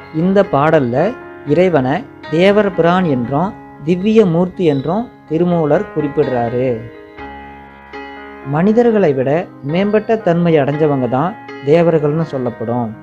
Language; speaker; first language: Tamil; native; Tamil